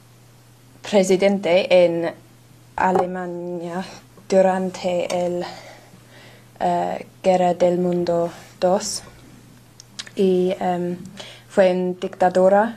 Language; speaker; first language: Spanish; non-native, learner; English